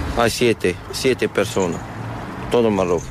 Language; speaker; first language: Spanish; non-native, learner; Arabic